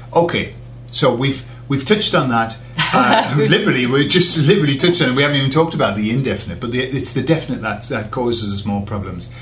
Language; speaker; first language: English; native; English